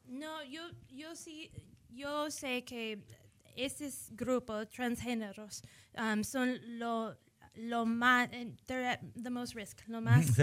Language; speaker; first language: Spanish; early bilingual, heritage; English